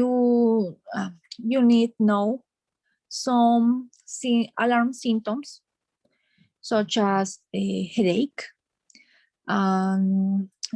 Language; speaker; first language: English; non-native, learner; Spanish